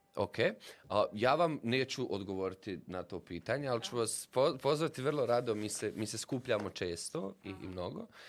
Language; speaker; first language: Bosnian; native; Bosnian